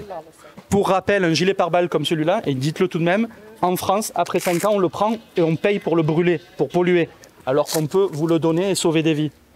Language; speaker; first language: French; native; French